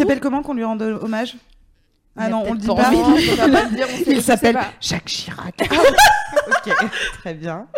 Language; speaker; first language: French; native; French